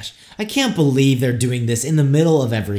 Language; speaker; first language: English; native; English